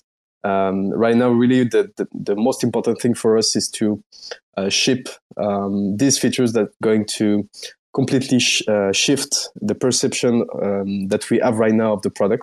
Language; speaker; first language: English; non-native, fluent; French